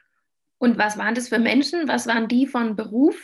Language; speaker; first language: German; native; German